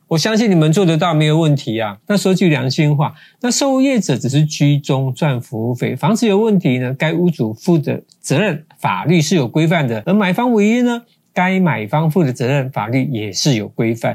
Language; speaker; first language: Chinese; native; Chinese